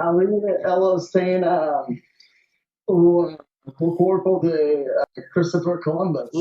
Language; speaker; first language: Portuguese; non-native, learner; Spanish